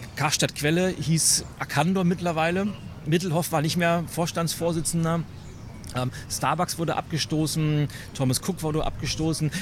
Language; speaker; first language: German; native; German